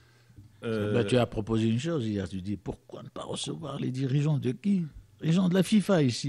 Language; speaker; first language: French; non-native, local second language; Arabic